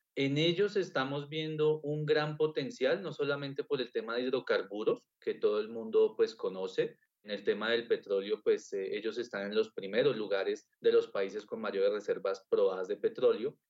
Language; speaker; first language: Spanish; native; Spanish